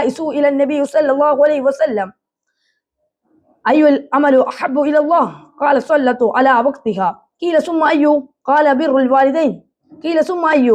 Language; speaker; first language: Arabic; non-native, learner; Malayalam